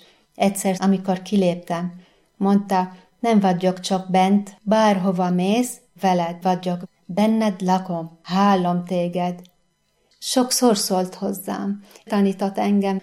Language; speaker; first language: Hungarian; non-native, learner; Arabic